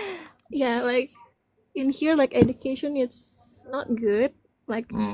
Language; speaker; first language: English; non-native, learner; Indonesian